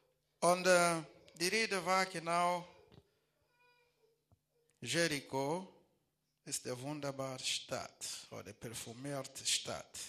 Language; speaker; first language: German; non-native, learner; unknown